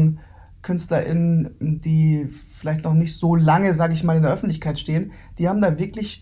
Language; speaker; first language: German; native; German